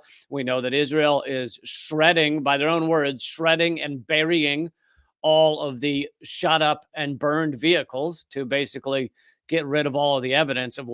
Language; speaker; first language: English; native; English